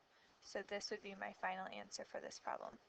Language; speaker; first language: English; native; English